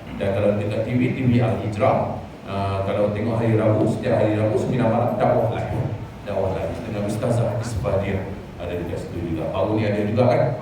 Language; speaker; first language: Malay; native; Malay